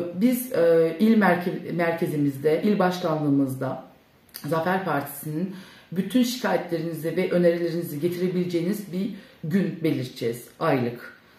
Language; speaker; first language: Turkish; early bilingual, heritage; Turkish